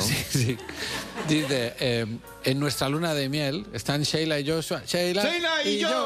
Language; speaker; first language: Spanish; native; Spanish